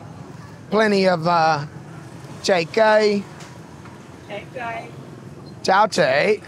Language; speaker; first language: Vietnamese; non-native, fluent; English